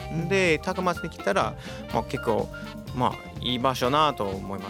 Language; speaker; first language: Japanese; non-native, fluent; English